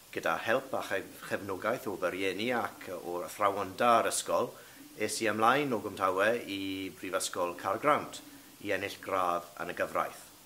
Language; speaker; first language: Welsh; non-native, local second language; English